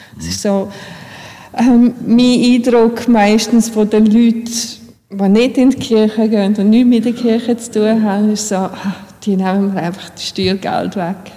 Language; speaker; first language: German; early bilingual, other home language; Bosnian